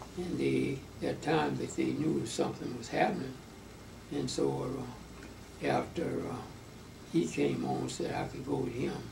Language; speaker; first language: English; native; English